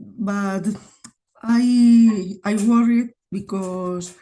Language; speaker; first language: English; non-native, learner; Spanish